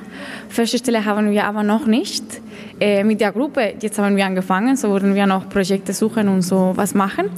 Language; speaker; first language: German; non-native, fluent; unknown